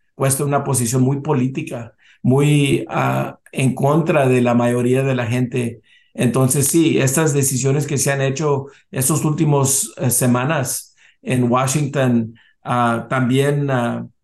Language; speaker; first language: Spanish; early bilingual, heritage; Spanish